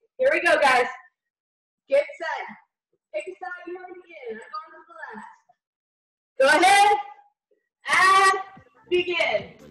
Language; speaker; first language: English; native; English